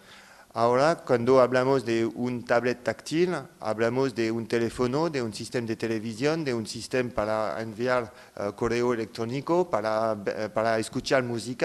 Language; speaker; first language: Spanish; non-native, fluent; French